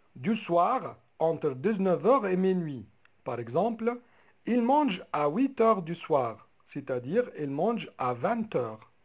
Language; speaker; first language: French; non-native, local second language; Arabic